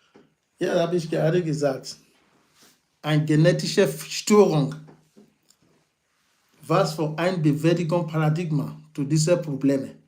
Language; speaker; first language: German; non-native, learner; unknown